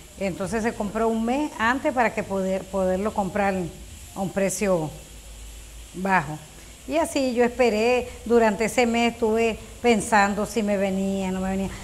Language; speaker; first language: Spanish; native; Spanish